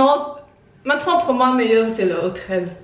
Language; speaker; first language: French; non-native, learner; Chinese